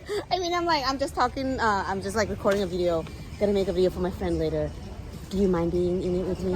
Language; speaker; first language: English; non-native, fluent; Thai